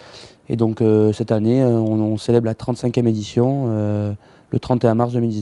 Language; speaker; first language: French; native; French